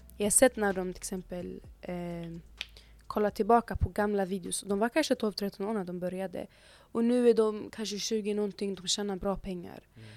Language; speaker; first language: Swedish; native; Swedish